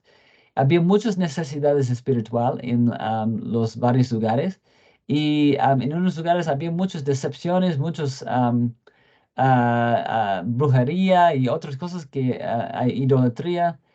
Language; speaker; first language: Spanish; non-native, fluent; English